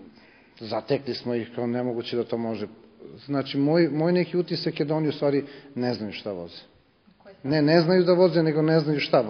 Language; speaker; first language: Bosnian; native; Bosnian